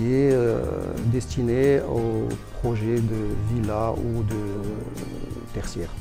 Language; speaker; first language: French; non-native, local second language; Arabic